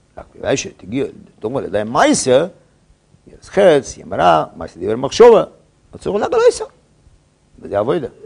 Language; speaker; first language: Hebrew; non-native, fluent; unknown